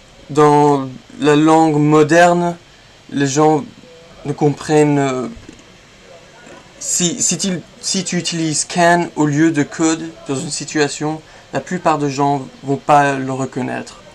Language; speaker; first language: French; non-native, fluent; English